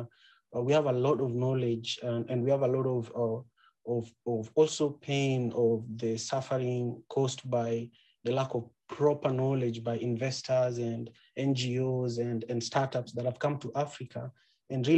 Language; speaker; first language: English; non-native, local second language; Luo (Kenya and Tanzania)